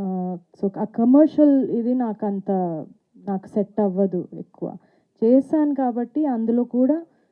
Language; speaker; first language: Telugu; non-native, fluent; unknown